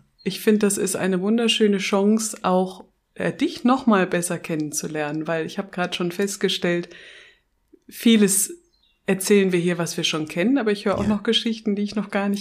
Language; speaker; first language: German; native; German